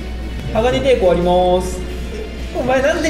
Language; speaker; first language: Japanese; native; Japanese